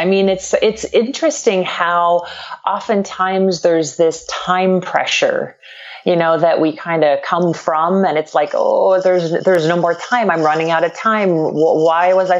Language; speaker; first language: English; non-native, fluent; French